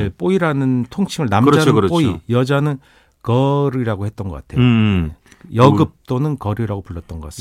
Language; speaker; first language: Korean; native; Korean